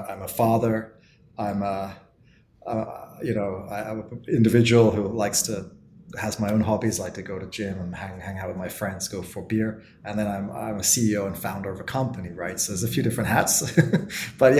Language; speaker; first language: English; native; English